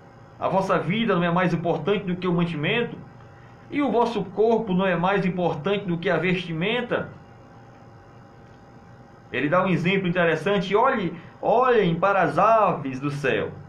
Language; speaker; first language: Portuguese; native; Portuguese